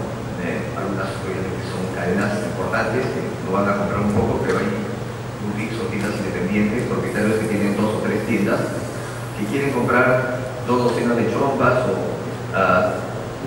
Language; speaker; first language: Spanish; native; Spanish